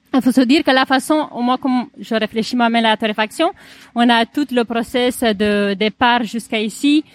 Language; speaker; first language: French; non-native, fluent; Romanian